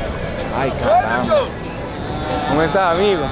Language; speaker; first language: Spanish; non-native, learner; Greek